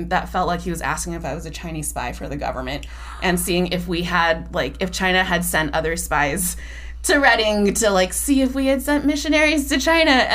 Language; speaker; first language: English; native; English